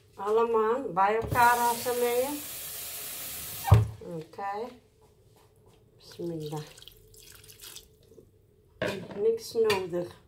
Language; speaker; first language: Dutch; non-native, learner; Somali